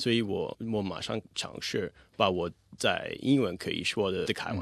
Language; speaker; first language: Chinese; non-native, fluent; English